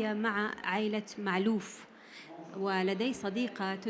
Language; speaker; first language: Arabic; native; Arabic